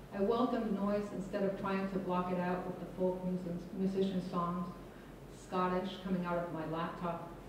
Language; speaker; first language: English; non-native, fluent; Spanish